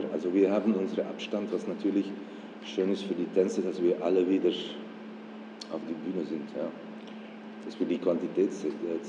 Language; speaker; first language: German; non-native, fluent; Dutch